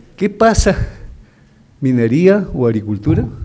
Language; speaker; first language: Spanish; native; Spanish